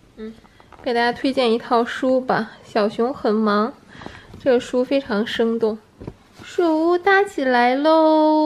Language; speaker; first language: Chinese; native; Chinese